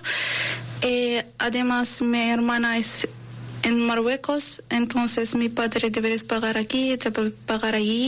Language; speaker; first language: Spanish; non-native, learner; Arabic